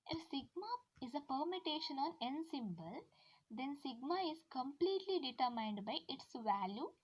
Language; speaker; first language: English; non-native, local second language; Kannada